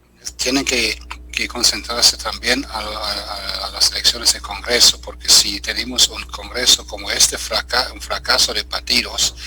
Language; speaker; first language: Spanish; non-native, fluent; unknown